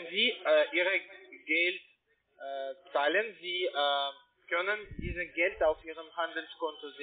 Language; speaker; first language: German; non-native, learner; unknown